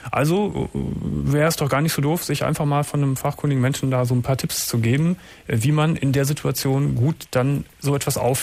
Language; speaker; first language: German; native; German